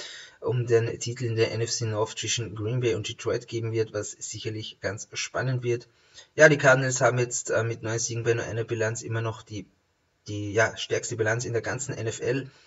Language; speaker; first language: German; native; German